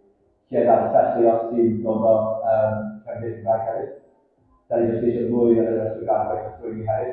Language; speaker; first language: Welsh; non-native, learner; English